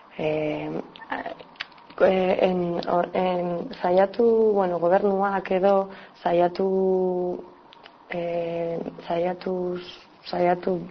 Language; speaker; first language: Basque; non-native, local second language; Spanish